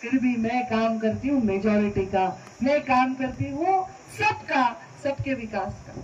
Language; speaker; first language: Hindi; non-native, local second language; Marathi